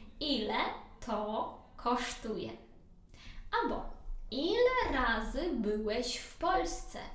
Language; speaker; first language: Polish; non-native, learner; Ukrainian